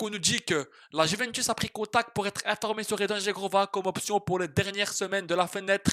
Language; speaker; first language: French; native; French